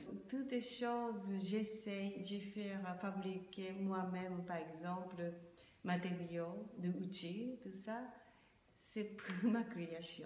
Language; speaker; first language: French; non-native, learner; Japanese